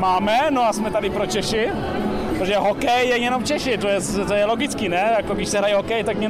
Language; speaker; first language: Czech; early bilingual, heritage; Czech